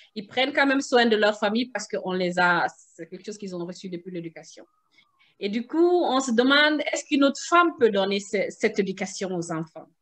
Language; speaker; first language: French; non-native, local second language; Susu